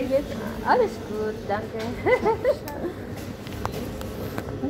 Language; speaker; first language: German; non-native, learner; Filipino